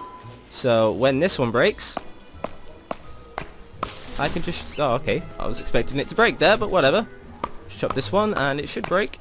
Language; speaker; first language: English; native; English